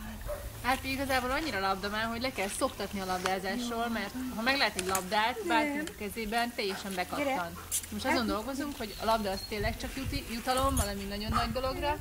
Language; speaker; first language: Hungarian; native; Hungarian